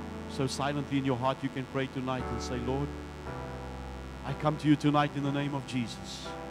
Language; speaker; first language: English; non-native, local second language; Afrikaans